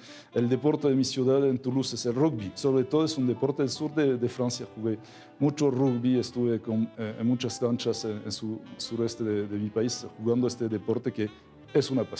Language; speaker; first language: Spanish; non-native, fluent; French